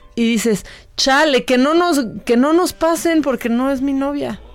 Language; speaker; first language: Spanish; native; Spanish